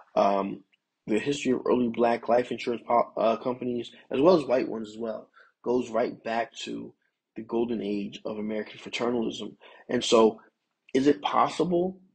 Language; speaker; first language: English; native; English